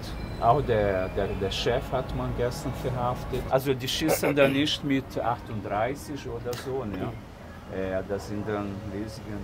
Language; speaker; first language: German; non-native, fluent; Portuguese